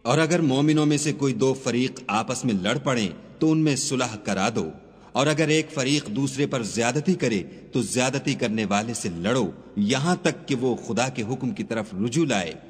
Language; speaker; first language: Urdu; native; Urdu